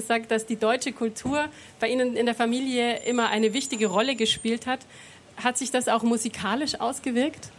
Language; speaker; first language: German; native; German